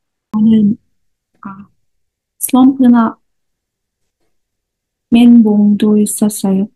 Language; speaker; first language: Korean; non-native, learner; Indonesian